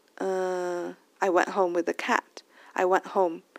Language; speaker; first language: English; non-native, fluent; Chinese